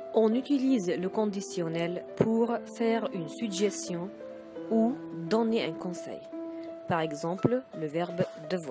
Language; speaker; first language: French; non-native, fluent; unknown